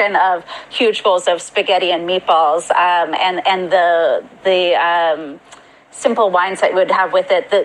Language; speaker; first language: English; native; English